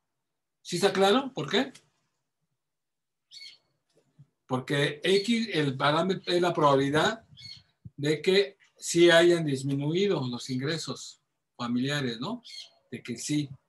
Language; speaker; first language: Spanish; native; Spanish